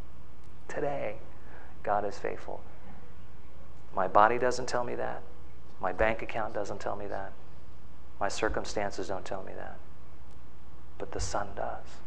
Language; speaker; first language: English; native; English